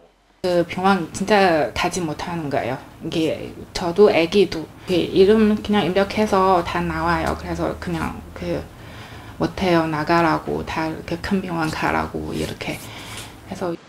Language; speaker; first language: Korean; non-native, learner; Chinese